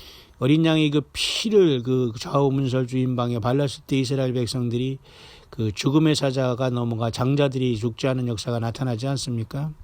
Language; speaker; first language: Korean; native; Korean